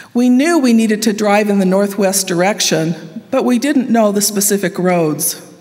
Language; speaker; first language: English; native; English